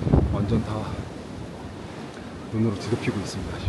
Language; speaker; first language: Korean; native; Korean